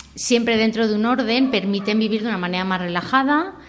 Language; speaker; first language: Spanish; non-native, local second language; Catalan